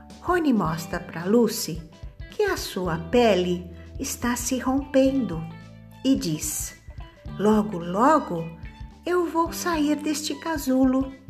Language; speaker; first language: Portuguese; native; Portuguese